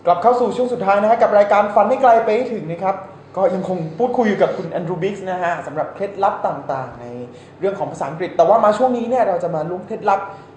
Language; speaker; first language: Thai; native; Thai